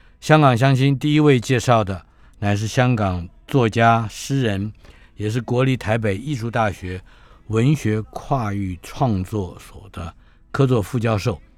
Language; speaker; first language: Chinese; native; Chinese